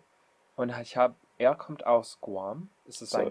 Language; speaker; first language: German; non-native, learner; English